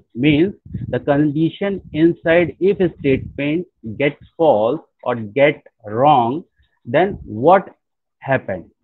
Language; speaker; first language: English; non-native, local second language; Hindi